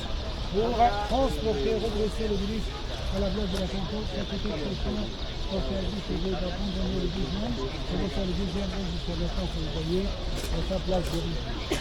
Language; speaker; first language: French; non-native, fluent; Arabic